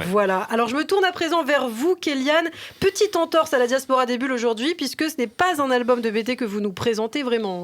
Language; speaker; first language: French; native; French